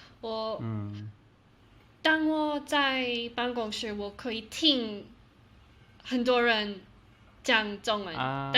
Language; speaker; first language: Chinese; non-native, learner; English